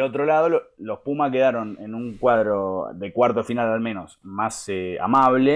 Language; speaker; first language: Spanish; native; Spanish